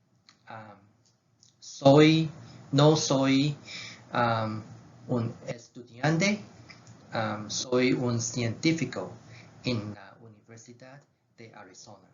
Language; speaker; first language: Spanish; non-native, learner; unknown